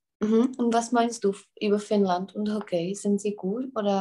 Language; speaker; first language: German; non-native, fluent; Czech